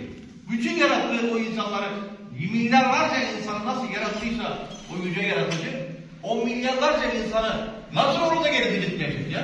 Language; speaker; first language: Turkish; native; Turkish